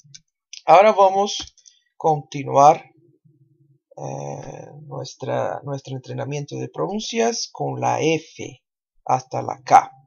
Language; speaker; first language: Spanish; non-native, fluent; Portuguese